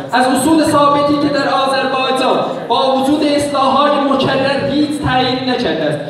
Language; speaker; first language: Persian; non-native, local second language; Azerbaijani